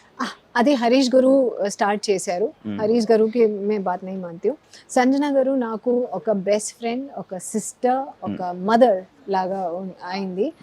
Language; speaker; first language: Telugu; non-native, learner; Hindi